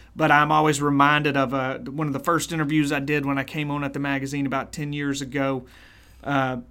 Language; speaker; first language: English; native; English